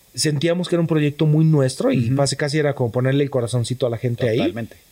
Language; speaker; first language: Spanish; native; Spanish